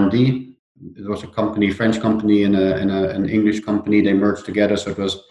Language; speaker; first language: English; non-native, fluent; Dutch